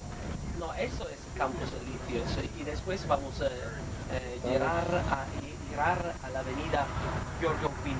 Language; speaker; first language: Spanish; non-native, learner; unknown